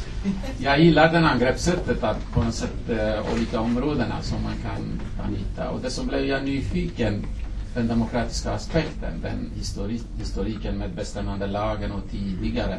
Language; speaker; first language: Swedish; non-native, fluent; Kurdish